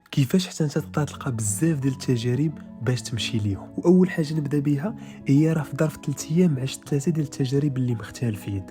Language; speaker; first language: Arabic; native; Arabic